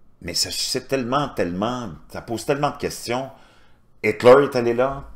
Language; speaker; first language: French; native; French